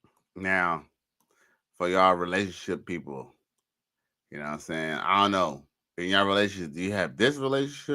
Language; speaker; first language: English; native; English